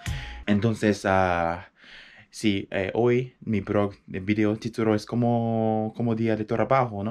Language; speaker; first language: Spanish; non-native, learner; Japanese